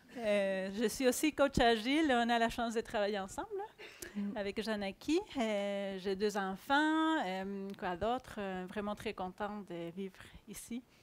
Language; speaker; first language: French; non-native, fluent; Spanish